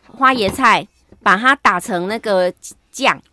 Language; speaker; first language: Chinese; native; Chinese